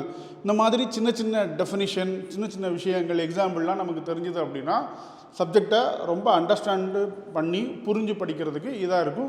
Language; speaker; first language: Tamil; native; Tamil